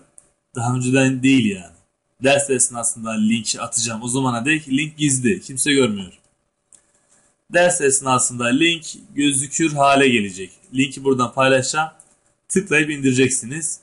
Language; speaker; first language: Turkish; native; Turkish